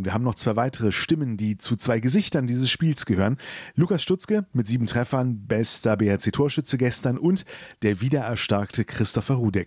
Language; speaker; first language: German; native; German